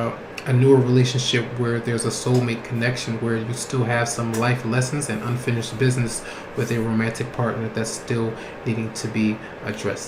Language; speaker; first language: English; native; English